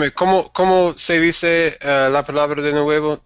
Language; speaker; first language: Spanish; non-native, learner; English